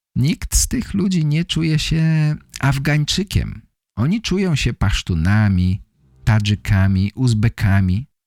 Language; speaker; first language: Polish; native; Polish